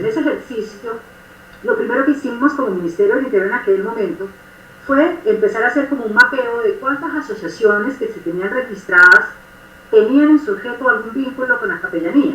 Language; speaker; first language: Spanish; native; Spanish